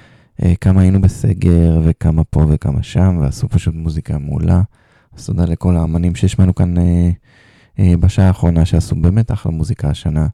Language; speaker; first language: Hebrew; native; Hebrew